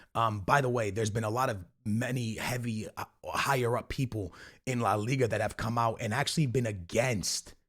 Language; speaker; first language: English; native; English